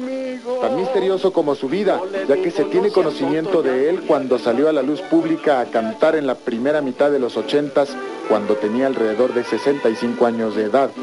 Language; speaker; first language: Spanish; native; Spanish